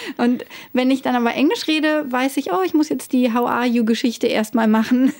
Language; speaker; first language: German; native; German